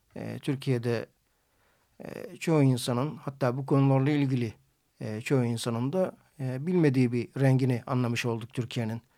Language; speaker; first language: Turkish; native; Turkish